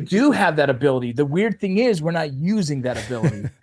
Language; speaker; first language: English; native; English